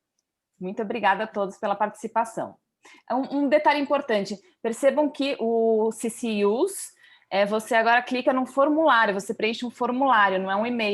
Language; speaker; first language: Portuguese; native; Portuguese